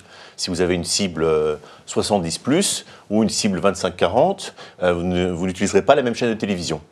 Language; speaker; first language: French; native; French